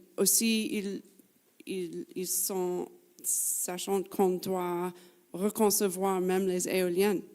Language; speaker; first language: French; non-native, fluent; English